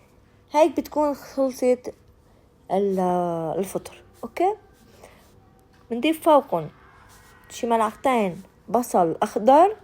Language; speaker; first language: Arabic; native; Arabic